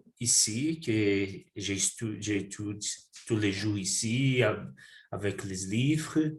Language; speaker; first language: French; non-native, learner; Portuguese